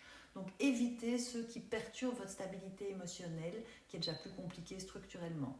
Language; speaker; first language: French; native; French